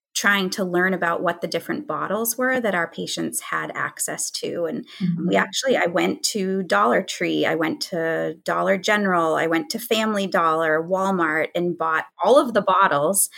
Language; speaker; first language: English; native; English